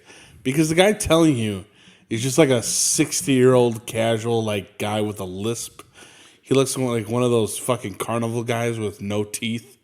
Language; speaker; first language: English; native; English